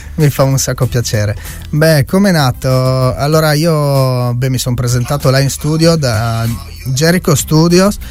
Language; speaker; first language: Italian; native; Italian